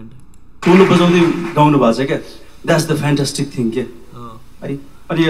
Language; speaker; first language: Nepali; native; Nepali